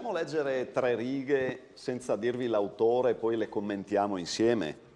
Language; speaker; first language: Italian; native; Italian